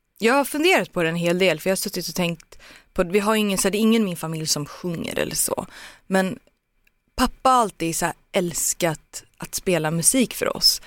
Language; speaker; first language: Swedish; early bilingual, other home language; Turoyo